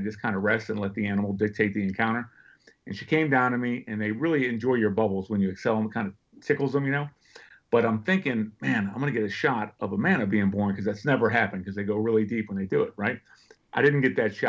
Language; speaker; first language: English; native; English